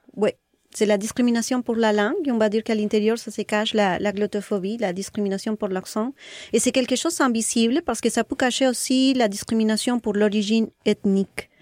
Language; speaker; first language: French; non-native, fluent; Spanish